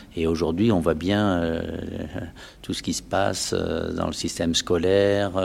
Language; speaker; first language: French; native; French